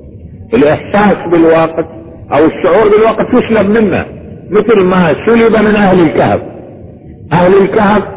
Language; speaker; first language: Arabic; native; Arabic